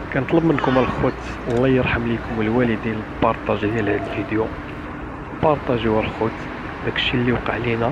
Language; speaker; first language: Arabic; native; Arabic